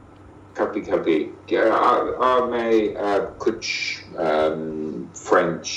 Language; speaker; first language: Hindi; non-native, learner; English